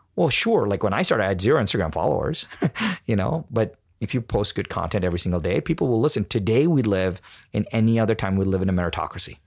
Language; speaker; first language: English; non-native, local second language; Tamil